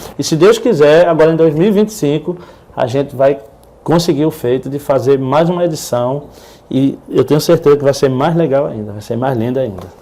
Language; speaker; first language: Portuguese; native; Portuguese